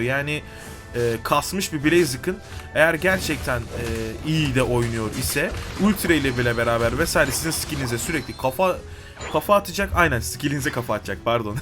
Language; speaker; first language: Turkish; native; Turkish